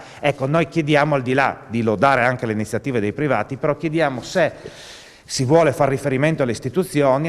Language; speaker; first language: Italian; native; Italian